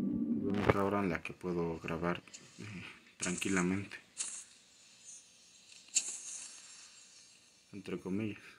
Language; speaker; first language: Spanish; native; Spanish